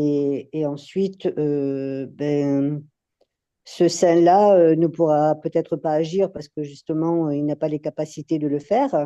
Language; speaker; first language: French; native; French